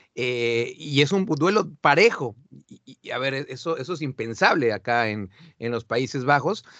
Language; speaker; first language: Spanish; native; Spanish